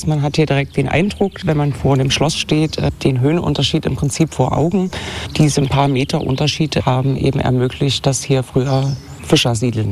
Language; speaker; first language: German; native; German